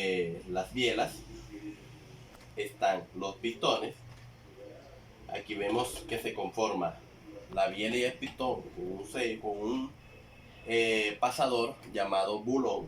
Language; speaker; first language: Spanish; native; Spanish